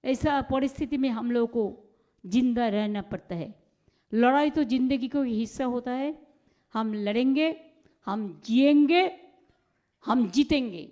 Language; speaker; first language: Hindi; non-native, local second language; Bangla